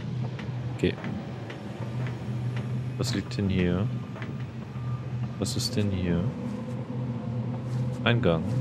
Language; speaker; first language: German; native; German